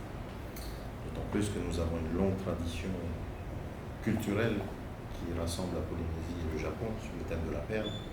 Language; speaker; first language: French; native; French